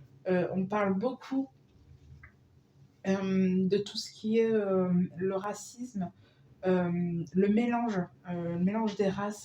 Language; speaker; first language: French; native; French